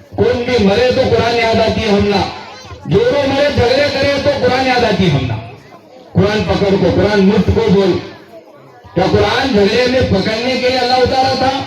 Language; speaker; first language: Urdu; native; Urdu